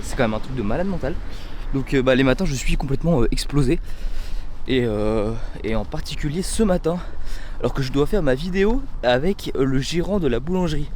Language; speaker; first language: French; native; French